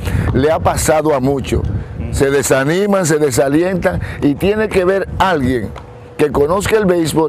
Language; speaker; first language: Spanish; native; Spanish